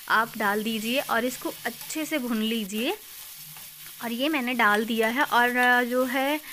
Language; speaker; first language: Hindi; native; Hindi